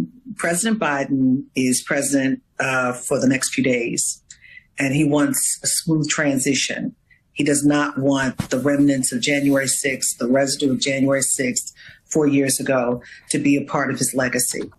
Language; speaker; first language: English; native; English